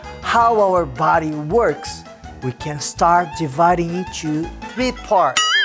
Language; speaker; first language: English; non-native, fluent; Portuguese